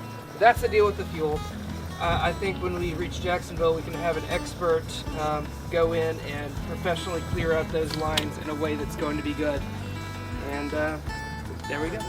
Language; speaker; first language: English; native; English